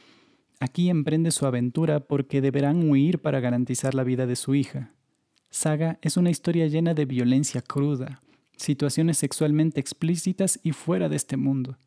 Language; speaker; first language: Spanish; native; Spanish